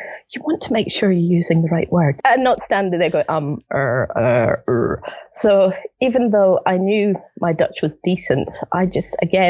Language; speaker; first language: English; native; English